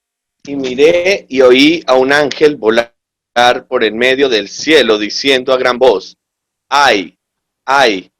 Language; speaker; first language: Spanish; native; Spanish